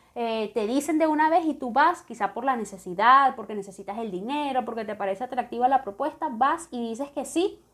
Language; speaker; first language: Spanish; native; Spanish